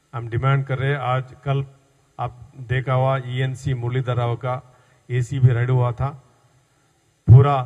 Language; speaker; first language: Hindi; non-native, local second language; Telugu